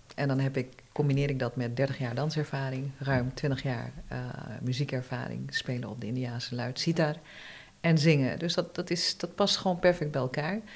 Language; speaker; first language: Dutch; early bilingual, other home language; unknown